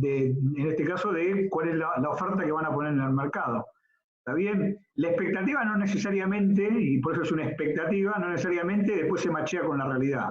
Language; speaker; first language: Spanish; native; Spanish